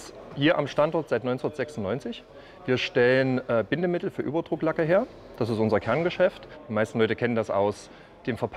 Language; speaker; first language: German; native; German